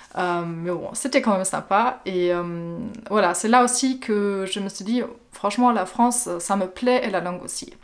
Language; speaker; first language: French; non-native, fluent; German